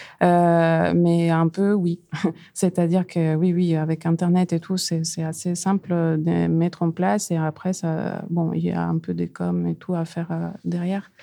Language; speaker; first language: French; non-native, fluent; Spanish